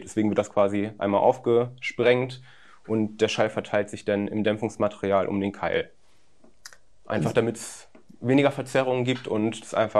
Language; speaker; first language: German; native; German